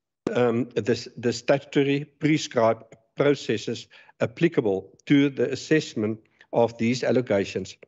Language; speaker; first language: English; non-native, local second language; Afrikaans